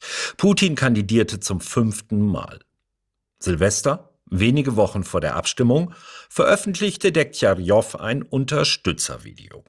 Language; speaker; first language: German; native; German